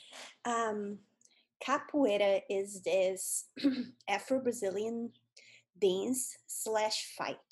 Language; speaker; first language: English; non-native, fluent; Portuguese